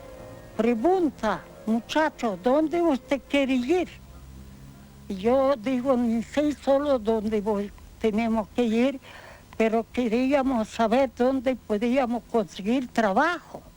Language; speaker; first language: Spanish; non-native, learner; Ukrainian